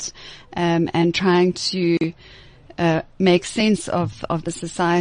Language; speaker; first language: English; native; English